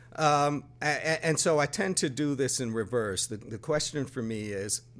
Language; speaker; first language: English; native; English